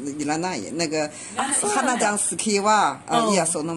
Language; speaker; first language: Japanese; non-native, learner; Chinese